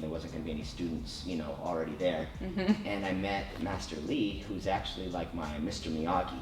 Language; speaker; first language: English; native; English